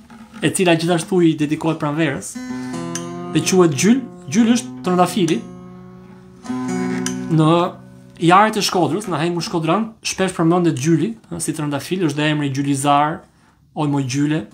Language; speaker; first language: Albanian; native; Albanian